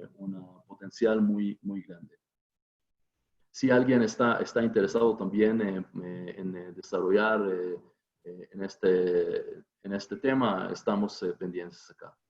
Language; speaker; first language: Spanish; non-native, fluent; Hebrew